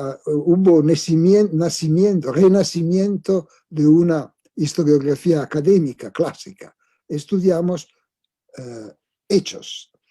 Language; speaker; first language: Spanish; non-native, fluent; Italian